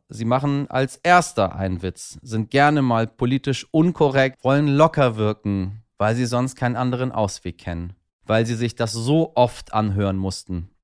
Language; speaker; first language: German; early bilingual, other home language; Persian